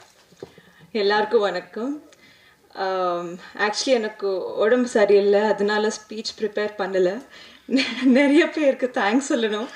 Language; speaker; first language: Tamil; non-native, local second language; Telugu